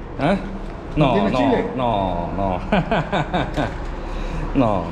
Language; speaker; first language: Spanish; non-native, learner; Korean